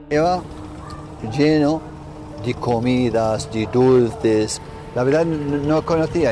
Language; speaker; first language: Spanish; non-native, fluent; Arabic